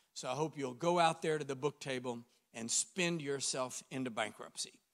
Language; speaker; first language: English; native; English